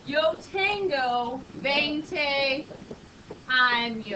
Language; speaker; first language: Spanish; non-native, fluent; English